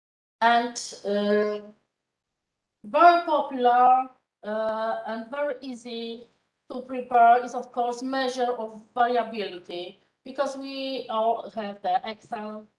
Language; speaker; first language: English; non-native, fluent; Polish